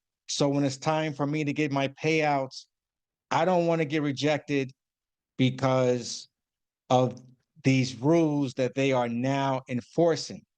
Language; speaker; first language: English; native; English